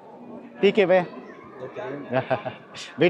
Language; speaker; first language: Hindi; early bilingual, heritage; English